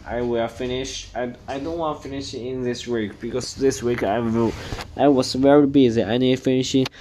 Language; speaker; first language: English; non-native, learner; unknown